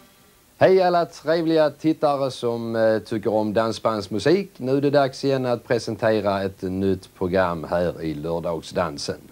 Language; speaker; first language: Swedish; native; Swedish